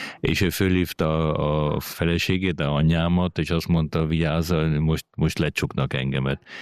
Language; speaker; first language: Hungarian; early bilingual, heritage; Hungarian